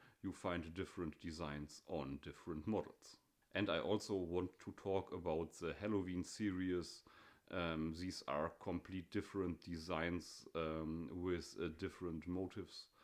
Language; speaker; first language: English; non-native, fluent; German